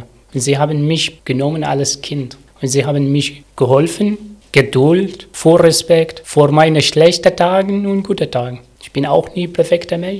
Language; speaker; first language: German; non-native, learner; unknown